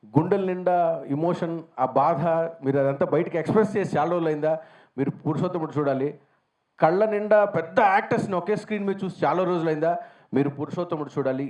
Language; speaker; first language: Telugu; native; Telugu